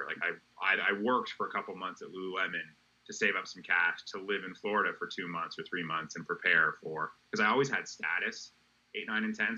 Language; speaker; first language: English; native; English